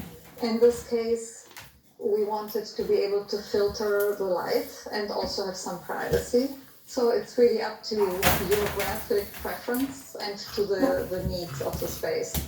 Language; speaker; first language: English; non-native, fluent; Italian